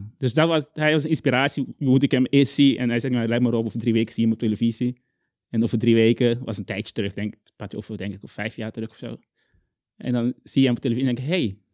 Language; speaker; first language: Dutch; non-native, local second language; Papiamento